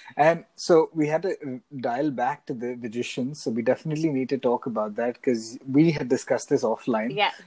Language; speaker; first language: English; non-native, local second language; Hindi